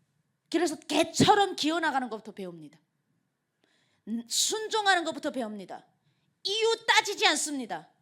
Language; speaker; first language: Korean; non-native, local second language; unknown